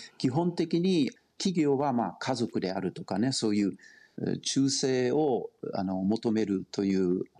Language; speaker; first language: Japanese; non-native, fluent; German